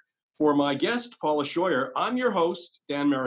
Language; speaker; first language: English; native; English